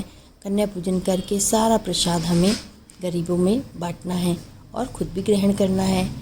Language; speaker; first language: Hindi; native; Hindi